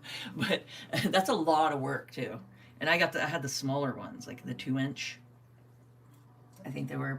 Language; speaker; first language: English; native; English